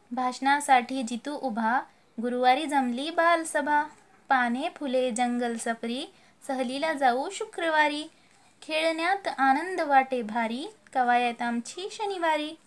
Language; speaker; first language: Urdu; native; Urdu